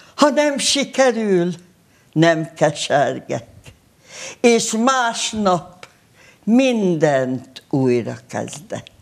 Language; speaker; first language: Hungarian; native; Hungarian